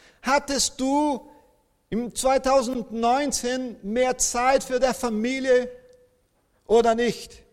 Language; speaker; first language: German; non-native, fluent; Portuguese